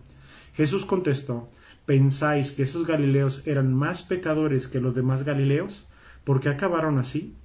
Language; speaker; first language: Spanish; native; Spanish